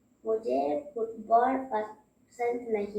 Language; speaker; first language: Hindi; non-native, local second language; Tamil